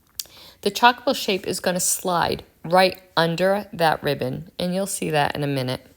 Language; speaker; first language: English; native; English